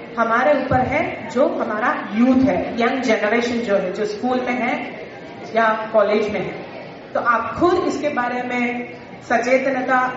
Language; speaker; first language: Hindi; non-native, local second language; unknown